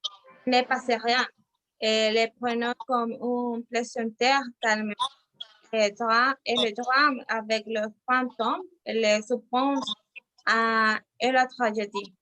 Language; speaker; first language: French; non-native, learner; Spanish